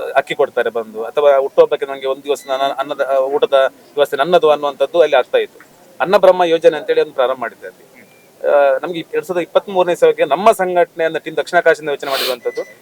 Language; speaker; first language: Kannada; native; Kannada